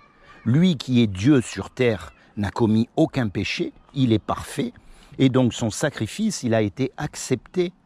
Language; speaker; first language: French; native; French